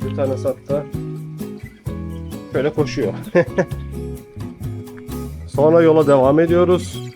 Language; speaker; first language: Turkish; native; Turkish